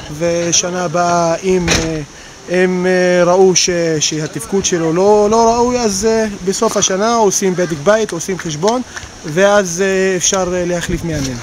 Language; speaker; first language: Hebrew; non-native, local second language; Arabic